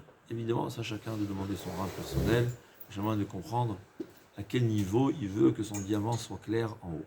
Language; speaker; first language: French; native; French